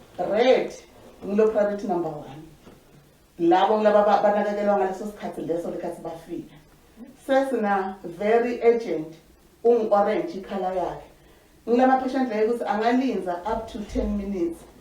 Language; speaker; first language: Zulu; non-native, local second language; Swati